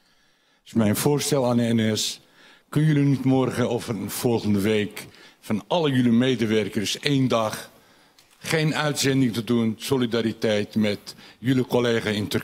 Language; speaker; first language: Dutch; non-native, fluent; Turkish